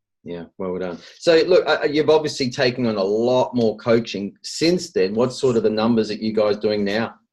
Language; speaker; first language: English; native; English